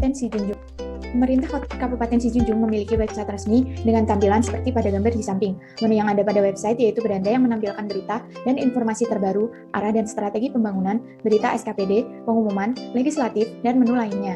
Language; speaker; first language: Indonesian; native; Indonesian